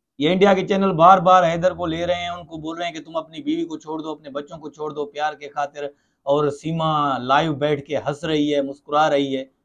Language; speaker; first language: Urdu; non-native, local second language; Sindhi